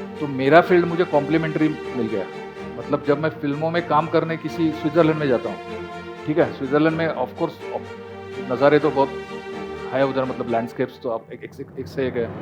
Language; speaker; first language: Hindi; non-native, local second language; Marathi